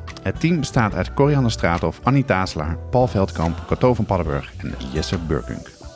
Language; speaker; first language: Dutch; native; Dutch